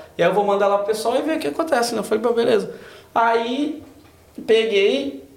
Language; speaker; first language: Portuguese; native; Portuguese